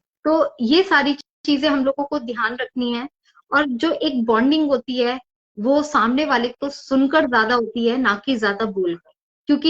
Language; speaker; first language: Hindi; native; Hindi